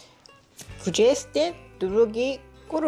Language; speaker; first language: Polish; non-native, learner; Japanese